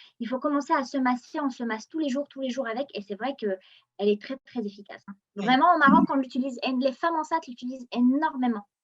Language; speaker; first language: French; non-native, local second language; Arabic